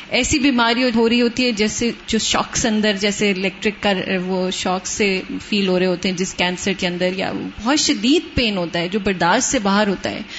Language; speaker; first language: Urdu; non-native, local second language; Punjabi